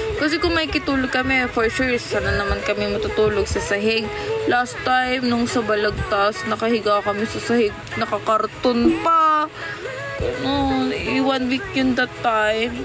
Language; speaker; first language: Filipino; native; Filipino